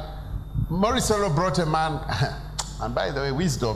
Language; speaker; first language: English; non-native, local second language; Ganda